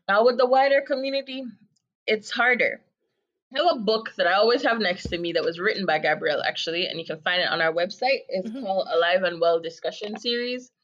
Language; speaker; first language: English; native; English